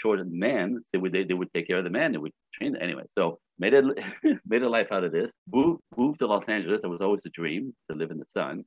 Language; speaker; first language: English; native; English